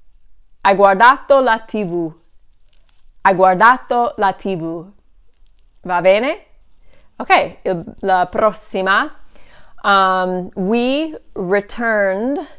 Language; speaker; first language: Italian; non-native, fluent; English